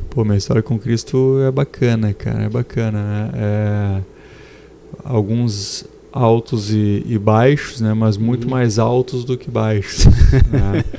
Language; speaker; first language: Portuguese; native; Portuguese